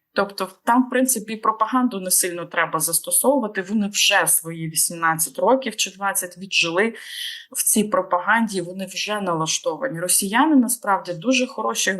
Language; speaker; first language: Ukrainian; native; Ukrainian